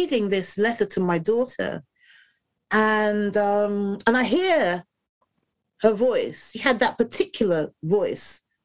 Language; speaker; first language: English; native; English